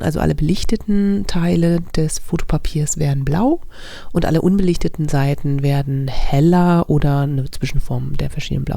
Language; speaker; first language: German; native; German